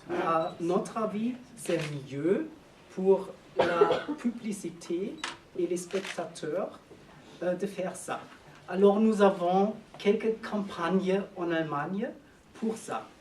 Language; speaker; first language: French; non-native, learner; German